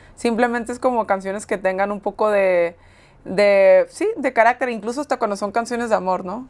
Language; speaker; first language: Spanish; native; Spanish